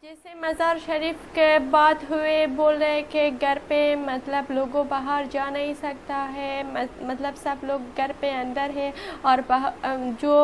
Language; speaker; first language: Hindi; non-native, learner; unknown